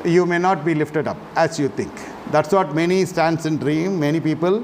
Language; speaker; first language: English; non-native, local second language; Tamil